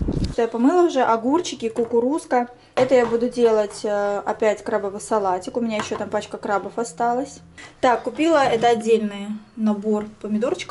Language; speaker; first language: Russian; native; Russian